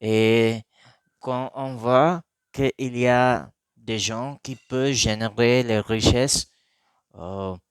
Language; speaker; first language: French; non-native, learner; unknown